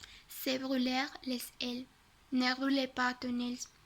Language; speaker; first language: French; non-native, learner; Spanish